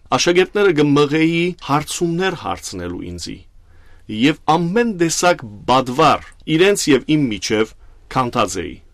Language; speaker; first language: Armenian; early bilingual, heritage; Armenian